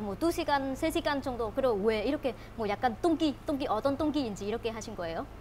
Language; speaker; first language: Korean; non-native, learner; Vietnamese